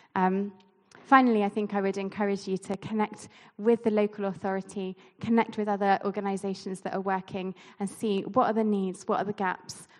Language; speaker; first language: English; native; English